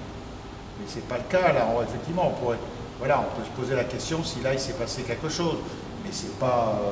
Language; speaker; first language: French; native; French